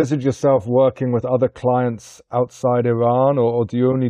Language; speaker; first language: English; native; English